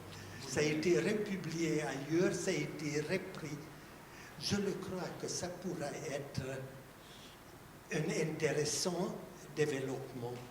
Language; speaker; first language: French; non-native, fluent; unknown